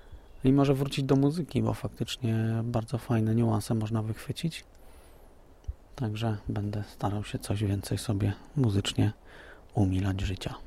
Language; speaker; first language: Polish; native; Polish